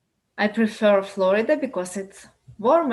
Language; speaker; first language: English; non-native, learner; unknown